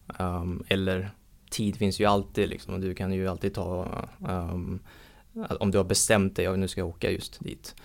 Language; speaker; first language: Swedish; early bilingual, heritage; Swedish